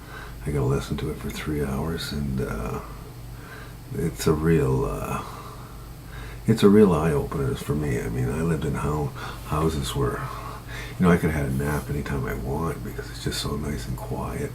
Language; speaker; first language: English; native; English